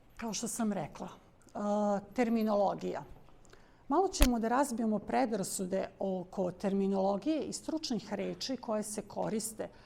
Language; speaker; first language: Bosnian; non-native, local second language; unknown